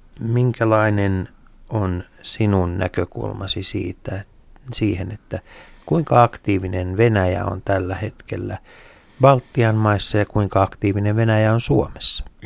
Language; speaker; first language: Finnish; native; Finnish